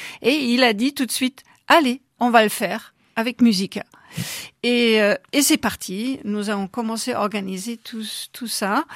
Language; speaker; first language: French; non-native, fluent; German